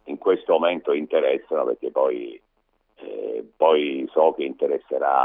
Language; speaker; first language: Italian; native; Italian